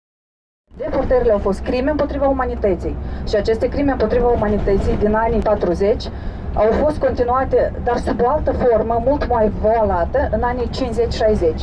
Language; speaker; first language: Romanian; native; Romanian